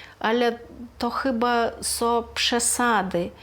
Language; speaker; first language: Polish; non-native, fluent; Lithuanian